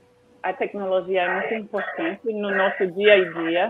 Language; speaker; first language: Portuguese; non-native, fluent; English